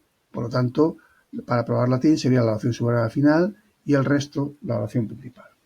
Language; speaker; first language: Spanish; native; Spanish